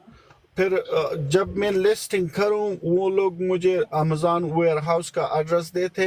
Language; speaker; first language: Hindi; non-native, local second language; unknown